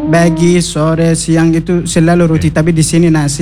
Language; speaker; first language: Indonesian; non-native, learner; Arabic